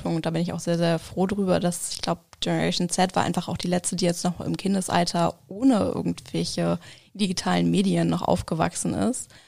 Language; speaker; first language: German; native; German